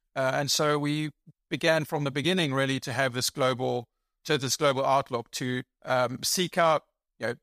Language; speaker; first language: English; native; English